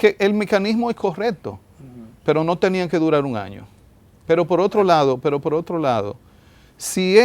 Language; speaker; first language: Spanish; native; Spanish